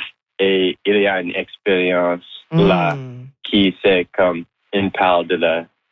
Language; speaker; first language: French; non-native, local second language; English